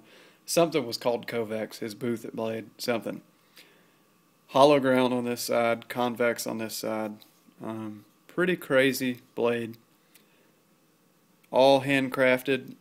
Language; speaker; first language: English; native; English